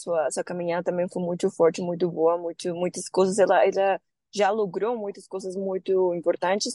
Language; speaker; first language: Portuguese; non-native, learner; Spanish